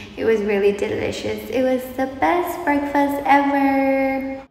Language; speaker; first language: English; non-native, local second language; Tangkhul Naga (India)